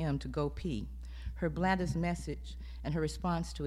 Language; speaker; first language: English; native; English